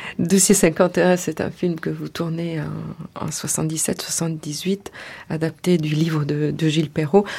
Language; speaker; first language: French; native; French